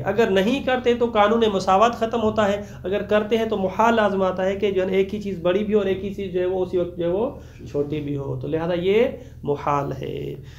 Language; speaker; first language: Urdu; non-native, local second language; Sindhi